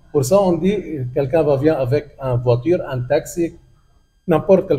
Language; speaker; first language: French; non-native, learner; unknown